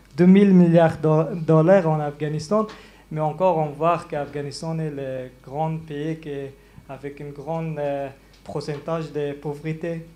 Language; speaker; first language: French; non-native, learner; Persian